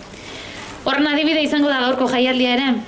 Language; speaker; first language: Basque; native; Basque